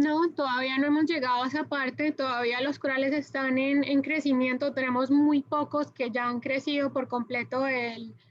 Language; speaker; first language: Spanish; native; Spanish